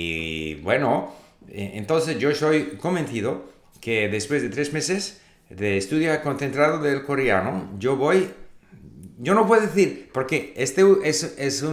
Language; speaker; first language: Spanish; non-native, fluent; English